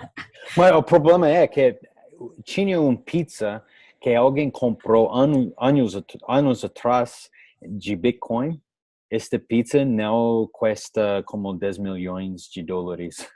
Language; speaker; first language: Portuguese; non-native, learner; English